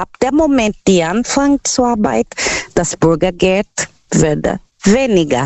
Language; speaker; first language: German; non-native, fluent; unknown